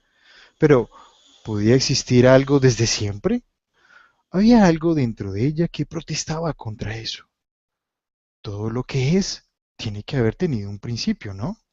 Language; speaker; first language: Spanish; native; Spanish